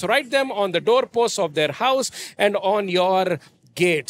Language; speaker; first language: English; non-native, local second language; Telugu